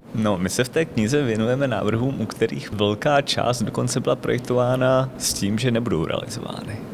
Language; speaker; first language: Czech; native; Czech